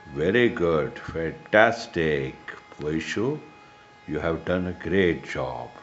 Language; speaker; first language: English; non-native, local second language; Marathi